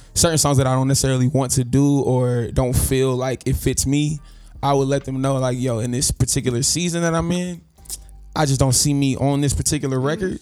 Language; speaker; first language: English; native; English